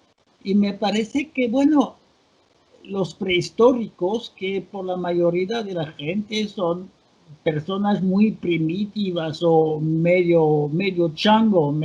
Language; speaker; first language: Spanish; non-native, fluent; French